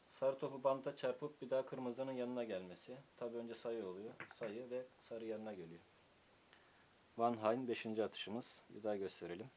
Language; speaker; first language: Turkish; native; Turkish